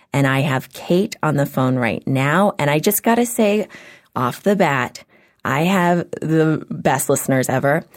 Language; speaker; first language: English; native; English